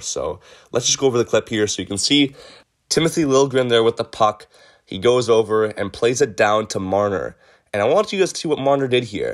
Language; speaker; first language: English; native; English